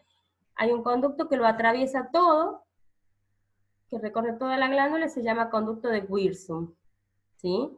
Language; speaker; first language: Spanish; native; Spanish